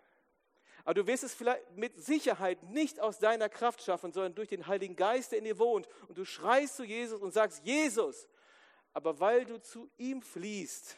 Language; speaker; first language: German; native; German